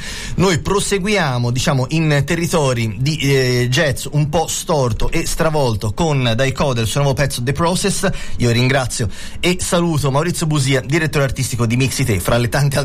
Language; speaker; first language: Italian; native; Italian